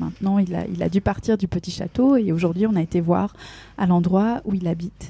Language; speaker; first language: French; native; French